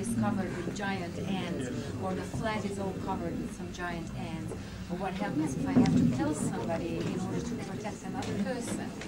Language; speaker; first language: English; non-native, fluent; Hungarian